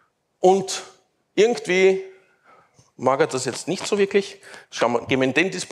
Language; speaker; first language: German; native; German